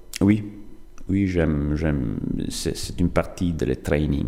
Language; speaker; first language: French; non-native, fluent; Italian